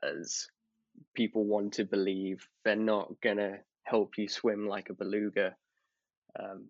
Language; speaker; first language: English; native; English